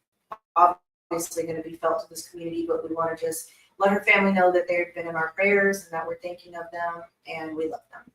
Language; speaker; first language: English; native; English